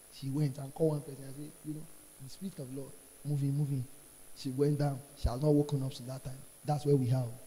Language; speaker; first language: English; non-native, local second language; Yoruba